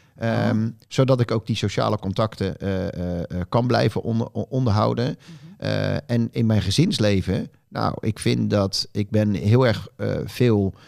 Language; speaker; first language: Dutch; native; Dutch